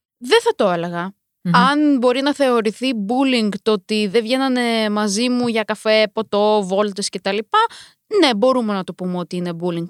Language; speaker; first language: Greek; early bilingual, other home language; Romanian